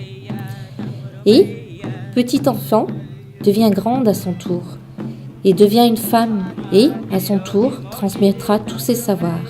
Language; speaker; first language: French; native; French